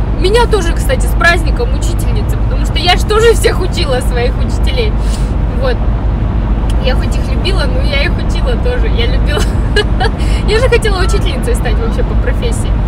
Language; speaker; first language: Russian; native; Russian